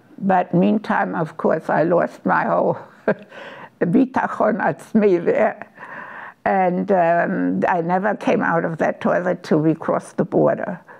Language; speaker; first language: English; non-native, fluent; German